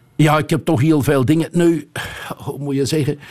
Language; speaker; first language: Dutch; native; Dutch